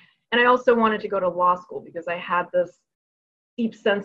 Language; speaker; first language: English; early bilingual, other home language; Chinese